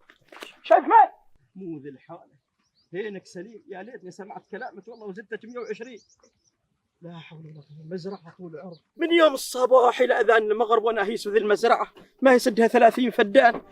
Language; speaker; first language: Arabic; native; Arabic